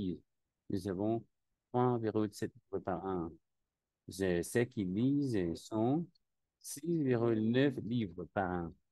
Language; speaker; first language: French; non-native, learner; Spanish